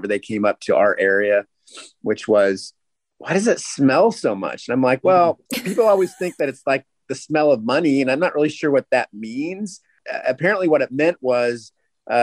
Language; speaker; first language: English; native; English